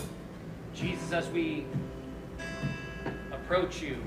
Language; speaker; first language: English; native; English